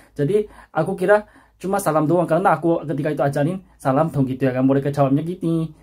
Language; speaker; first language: Indonesian; non-native, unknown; Korean